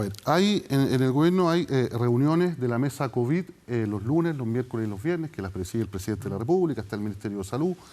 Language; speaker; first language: Spanish; native; Spanish